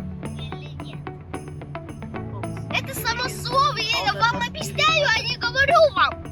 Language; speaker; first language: Russian; non-native, local second language; Kazakh